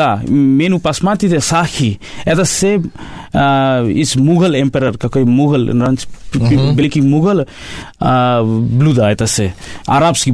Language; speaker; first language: Russian; non-native, learner; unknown